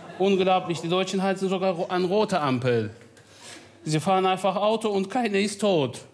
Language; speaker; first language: German; non-native, fluent; Turkish